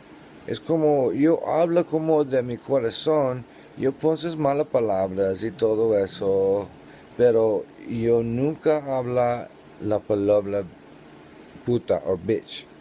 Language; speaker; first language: Spanish; non-native, learner; English